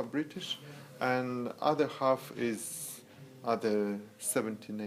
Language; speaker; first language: English; non-native, learner; Russian